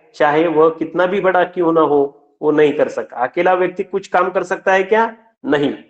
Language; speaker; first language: Hindi; non-native, local second language; Marathi